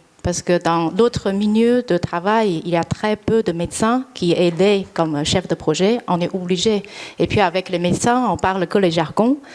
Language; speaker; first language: French; non-native, fluent; Chinese